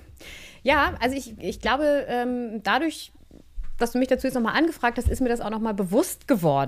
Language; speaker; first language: German; native; German